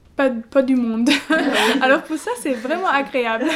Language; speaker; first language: French; non-native, fluent; German